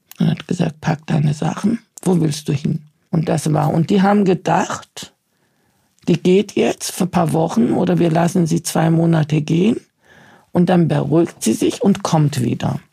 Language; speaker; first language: German; early bilingual, other home language; Turkish